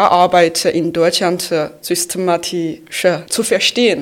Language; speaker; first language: German; non-native, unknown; Chinese